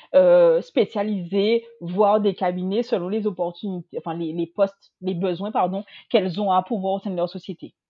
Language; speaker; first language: French; native; French